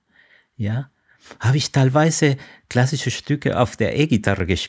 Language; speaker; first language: German; non-native, fluent; Spanish